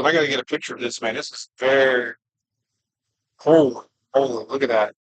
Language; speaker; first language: English; native; English